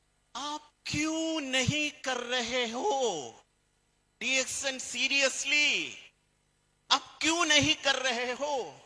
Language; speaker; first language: Hindi; non-native, fluent; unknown